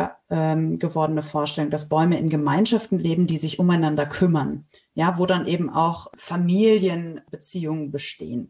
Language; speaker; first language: German; native; German